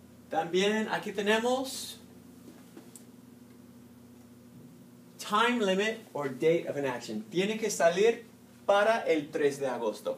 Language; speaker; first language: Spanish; non-native, fluent; English